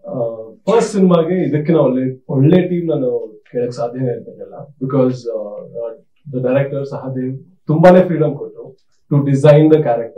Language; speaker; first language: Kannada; native; Kannada